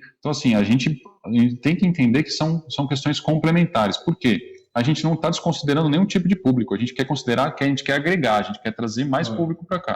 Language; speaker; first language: Portuguese; native; Portuguese